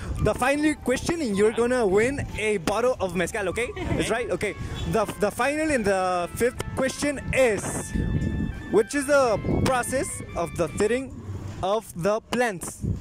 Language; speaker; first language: English; non-native, learner; Spanish